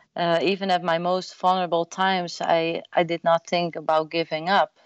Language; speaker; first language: English; non-native, fluent; Dutch